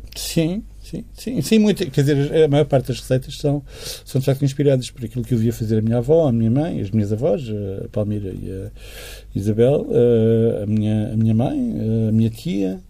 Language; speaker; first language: Portuguese; native; Portuguese